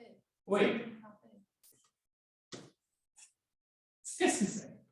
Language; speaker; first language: French; non-native, fluent; English